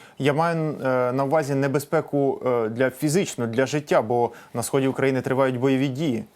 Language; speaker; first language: Ukrainian; native; Ukrainian